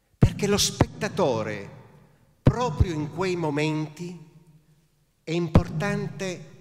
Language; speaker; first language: Italian; native; Italian